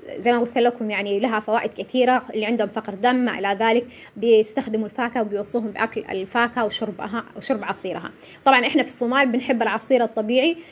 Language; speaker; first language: Arabic; non-native, local second language; Somali